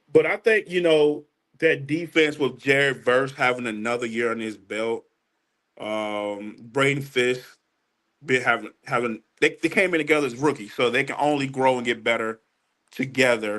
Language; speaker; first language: English; native; English